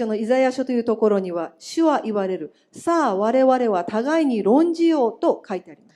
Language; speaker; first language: Japanese; native; Japanese